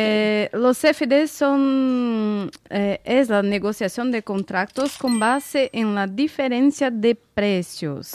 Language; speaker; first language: Spanish; non-native, learner; Portuguese